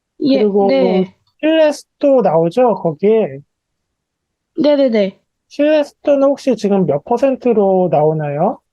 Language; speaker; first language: Korean; native; Korean